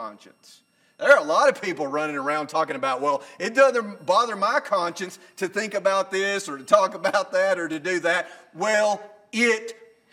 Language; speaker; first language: English; native; English